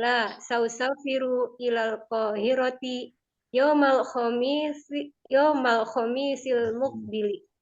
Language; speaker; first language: Arabic; non-native, learner; Indonesian